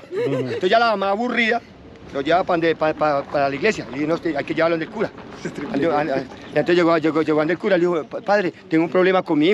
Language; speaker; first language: Spanish; native; Spanish